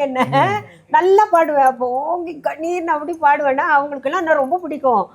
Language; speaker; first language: Tamil; non-native, local second language; Hindi